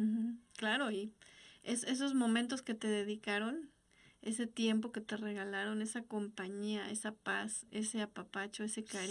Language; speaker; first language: Spanish; native; Spanish